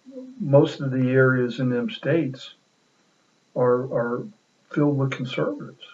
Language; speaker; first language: English; native; English